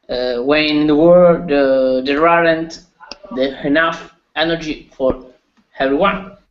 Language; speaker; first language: English; non-native, learner; Italian